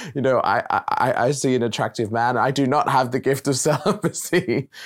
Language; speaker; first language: English; native; English